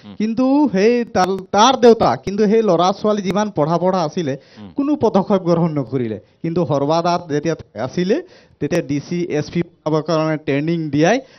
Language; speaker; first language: Assamese; non-native, local second language; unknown